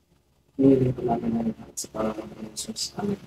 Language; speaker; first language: Filipino; non-native, local second language; Hiligaynon